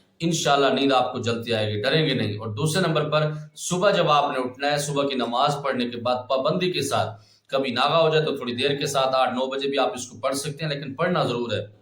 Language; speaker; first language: Urdu; non-native, local second language; Pashto